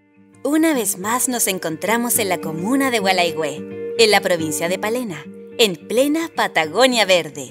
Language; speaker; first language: Spanish; native; Spanish